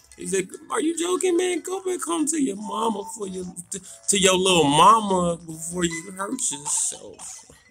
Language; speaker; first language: English; native; English